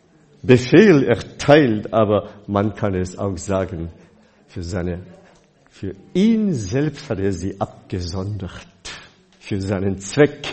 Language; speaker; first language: German; non-native, fluent; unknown